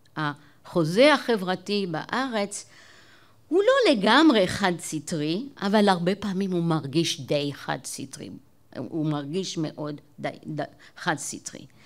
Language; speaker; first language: Hebrew; non-native, fluent; French